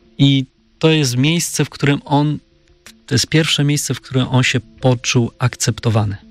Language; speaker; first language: Polish; native; Polish